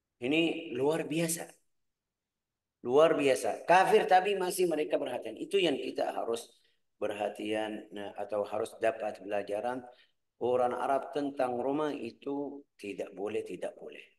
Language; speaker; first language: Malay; non-native, fluent; Arabic